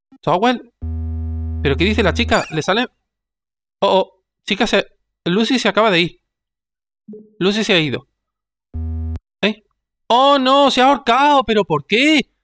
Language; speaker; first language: Spanish; native; Spanish